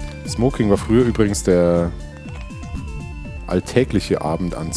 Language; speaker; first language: German; native; German